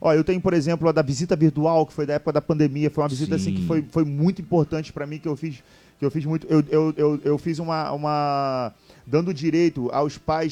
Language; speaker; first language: Portuguese; native; Portuguese